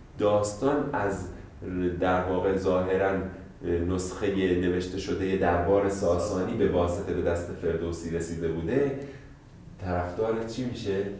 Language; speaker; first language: Persian; native; Persian